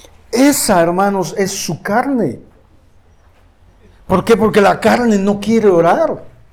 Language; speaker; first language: Spanish; native; Spanish